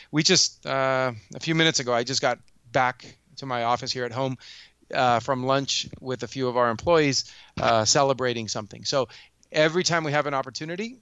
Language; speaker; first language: English; native; English